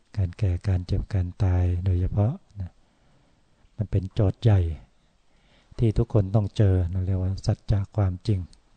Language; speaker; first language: Thai; native; Thai